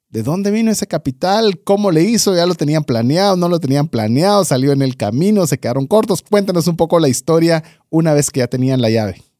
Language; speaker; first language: Spanish; native; Spanish